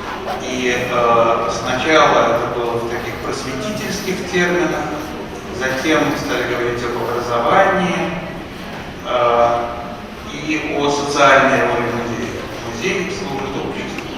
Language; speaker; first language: Russian; native; Russian